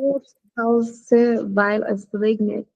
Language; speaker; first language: German; non-native, learner; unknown